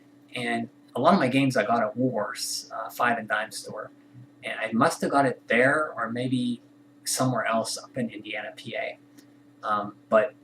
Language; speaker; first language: English; native; English